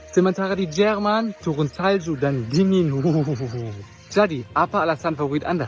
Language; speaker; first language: Indonesian; non-native, learner; German